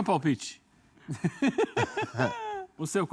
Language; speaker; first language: Portuguese; native; Portuguese